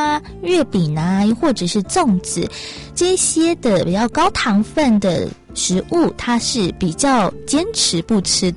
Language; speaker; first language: Chinese; native; Chinese